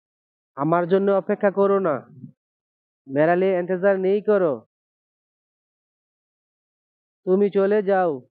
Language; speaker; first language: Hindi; non-native, learner; Bangla